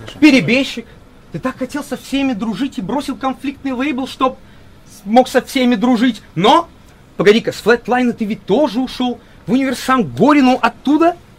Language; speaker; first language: Russian; early bilingual, heritage; Russian